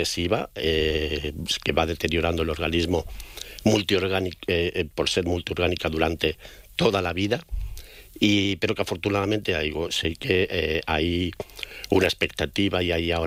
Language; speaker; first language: Spanish; native; Spanish